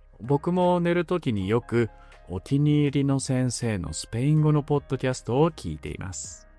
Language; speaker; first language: Japanese; native; Japanese